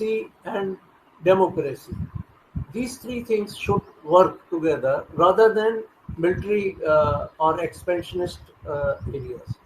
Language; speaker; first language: English; non-native, local second language; Hindi